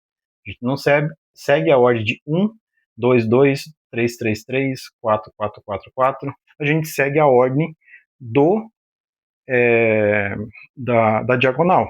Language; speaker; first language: Portuguese; native; Portuguese